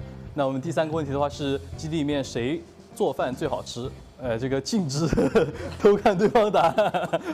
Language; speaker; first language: Chinese; native; Chinese